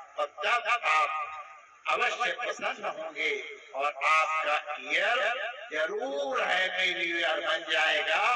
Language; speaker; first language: Hindi; native; Hindi